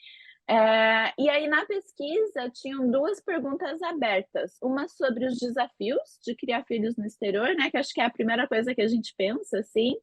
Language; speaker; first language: Portuguese; native; Portuguese